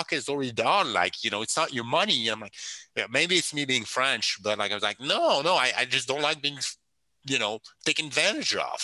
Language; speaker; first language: English; non-native, fluent; French